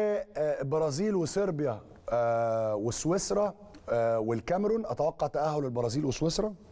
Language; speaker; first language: Arabic; native; Arabic